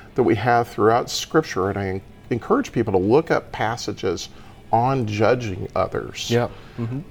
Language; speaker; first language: English; native; English